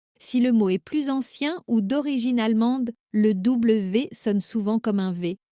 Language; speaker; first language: French; native; French